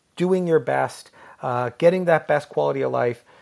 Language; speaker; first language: English; native; English